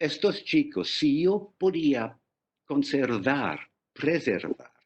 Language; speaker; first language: Spanish; non-native, fluent; English